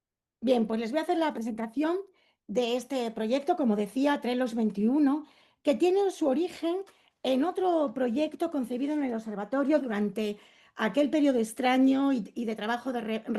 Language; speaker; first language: Spanish; native; Spanish